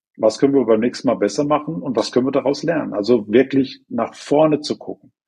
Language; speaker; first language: German; native; German